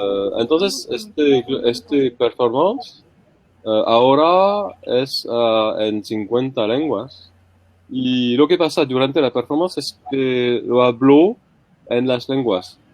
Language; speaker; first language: Spanish; non-native, learner; French